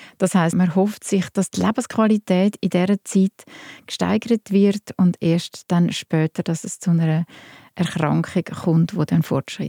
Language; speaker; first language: German; native; German